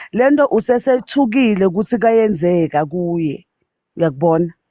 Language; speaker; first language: Zulu; non-native, local second language; Swati